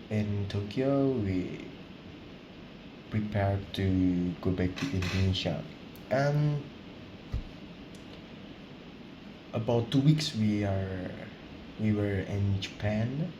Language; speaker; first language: English; non-native, learner; Indonesian